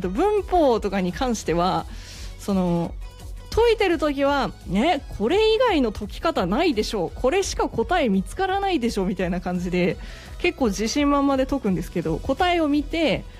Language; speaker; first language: Japanese; native; Japanese